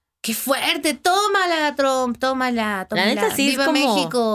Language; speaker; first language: Spanish; native; Spanish